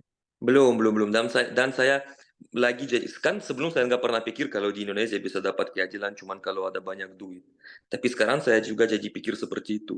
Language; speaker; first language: Indonesian; non-native, fluent; Russian